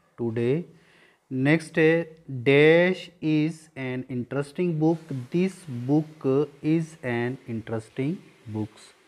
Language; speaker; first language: Hindi; non-native, local second language; Punjabi